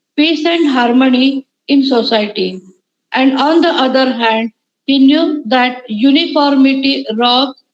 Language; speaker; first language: English; non-native, local second language; Marathi